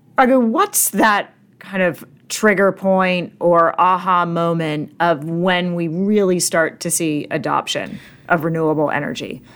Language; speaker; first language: English; native; English